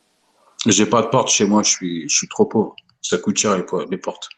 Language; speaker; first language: French; native; French